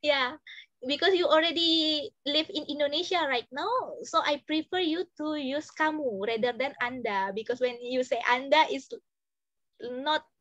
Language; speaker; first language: English; non-native, fluent; Indonesian